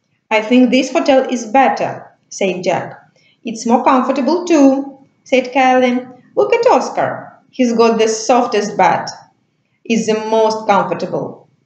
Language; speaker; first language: English; non-native, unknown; Ukrainian